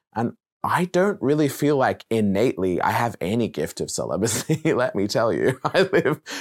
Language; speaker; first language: English; native; English